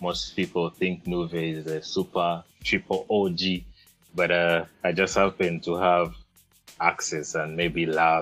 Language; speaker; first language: English; non-native, local second language; Ganda